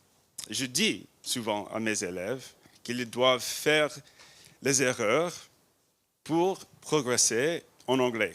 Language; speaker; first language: French; non-native, learner; English